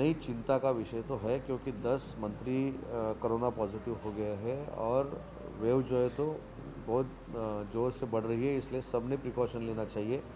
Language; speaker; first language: Hindi; non-native, local second language; Marathi